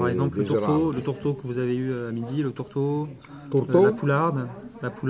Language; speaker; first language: French; native; French